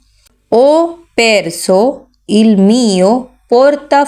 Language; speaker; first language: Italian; non-native, learner; Urdu